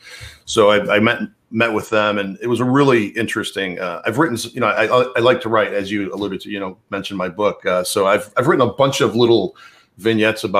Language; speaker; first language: English; native; English